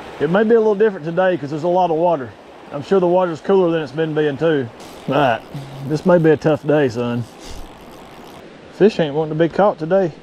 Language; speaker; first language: English; native; English